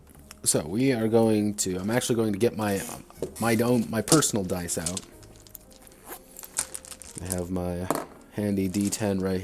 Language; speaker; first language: English; native; English